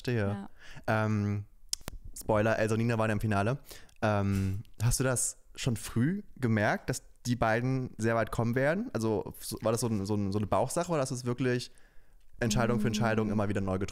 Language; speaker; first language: German; native; German